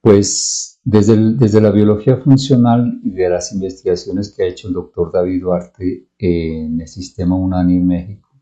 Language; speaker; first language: Spanish; native; Spanish